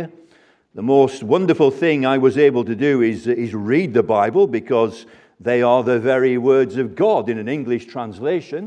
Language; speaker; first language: English; native; English